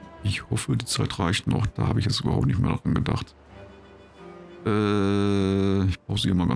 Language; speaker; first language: German; native; German